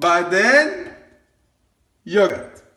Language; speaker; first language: Arabic; non-native, learner; Greek